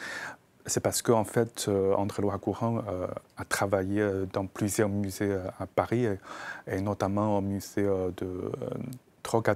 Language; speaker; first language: French; non-native, fluent; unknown